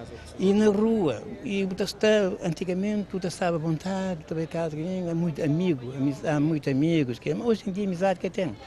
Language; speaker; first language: Portuguese; non-native, local second language; Kabuverdianu